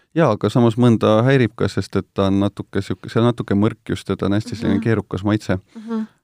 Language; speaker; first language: Estonian; native; Estonian